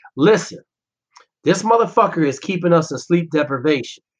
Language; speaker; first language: English; native; English